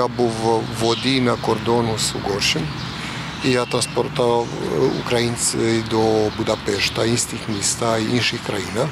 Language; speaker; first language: Ukrainian; non-native, learner; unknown